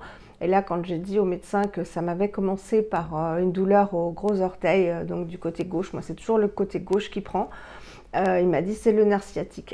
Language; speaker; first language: French; native; French